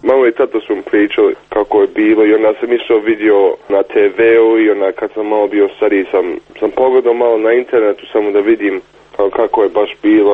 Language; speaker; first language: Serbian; early bilingual, heritage; Bosnian